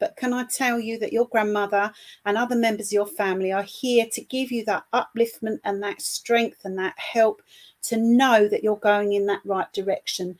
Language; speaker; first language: English; native; English